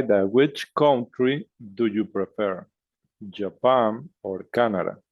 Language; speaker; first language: English; non-native, learner; Spanish